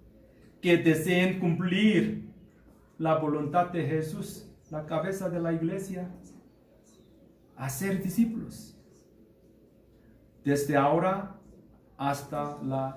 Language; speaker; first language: Spanish; non-native, learner; Korean